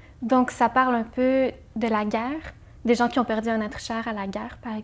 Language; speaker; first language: French; native; French